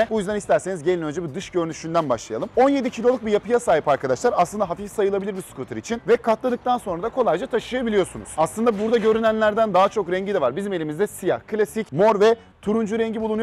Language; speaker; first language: Turkish; native; Turkish